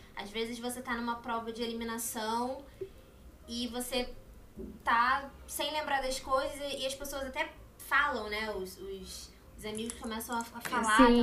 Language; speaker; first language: Portuguese; native; Portuguese